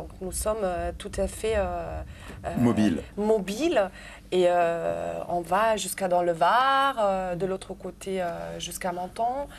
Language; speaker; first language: French; non-native, fluent; German